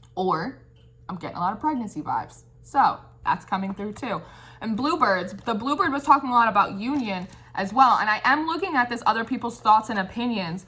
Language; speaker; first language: English; native; English